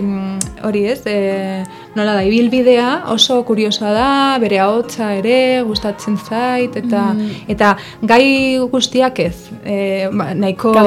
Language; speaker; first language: Basque; non-native, local second language; Spanish